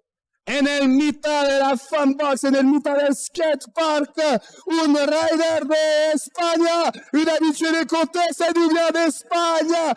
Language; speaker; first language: Spanish; non-native, learner; French